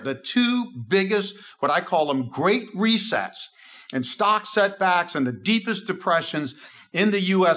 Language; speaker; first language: English; native; English